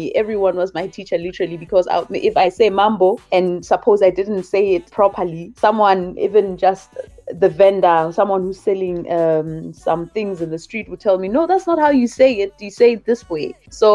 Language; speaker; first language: English; non-native, local second language; Southern Sotho